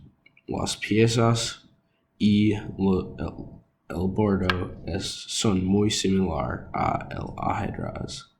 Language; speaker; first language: Spanish; non-native, learner; English